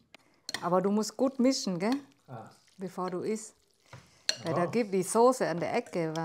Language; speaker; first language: German; non-native, learner; Vietnamese